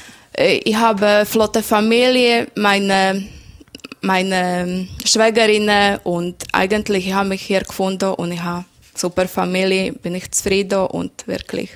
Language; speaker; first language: German; non-native, learner; Slovak